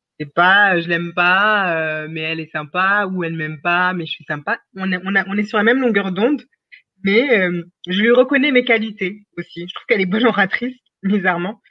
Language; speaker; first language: French; early bilingual, other home language; Wolof